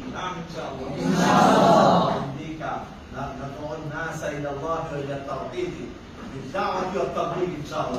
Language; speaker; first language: Arabic; non-native, fluent; Bangla